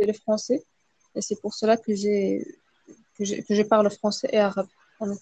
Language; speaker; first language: French; non-native, local second language; Arabic